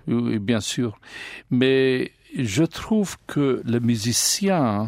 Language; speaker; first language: French; non-native, learner; English